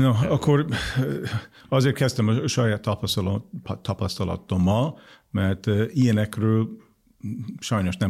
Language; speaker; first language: Hungarian; non-native, fluent; English